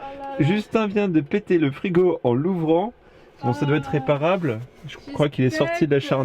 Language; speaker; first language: French; native; French